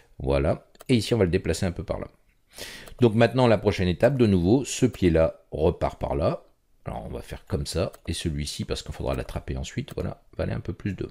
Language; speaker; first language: French; native; French